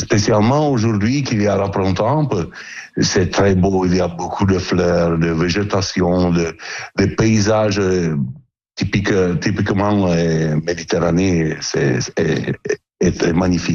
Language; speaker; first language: French; non-native, learner; Italian